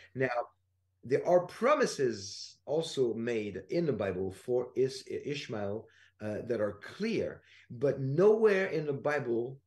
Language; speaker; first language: English; non-native, fluent; French